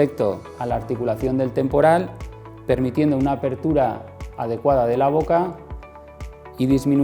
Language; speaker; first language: Spanish; native; Spanish